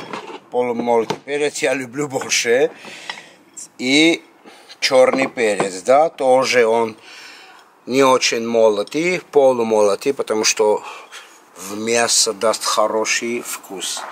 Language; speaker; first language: Russian; non-native, local second language; Armenian